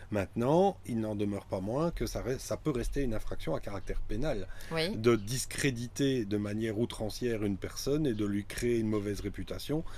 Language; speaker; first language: French; native; French